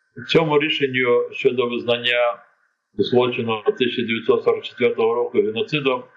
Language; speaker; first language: Ukrainian; non-native, local second language; Crimean Tatar